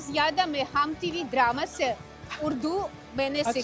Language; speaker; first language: Hindi; non-native, fluent; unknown